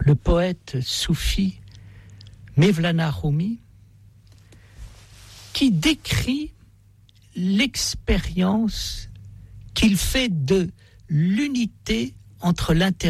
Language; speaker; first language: French; native; French